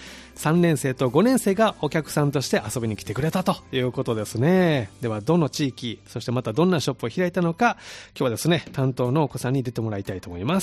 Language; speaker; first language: Japanese; native; Japanese